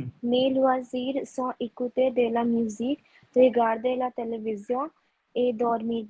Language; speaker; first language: French; non-native, learner; Hindi